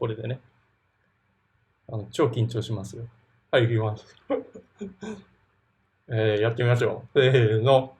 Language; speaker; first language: Japanese; native; Japanese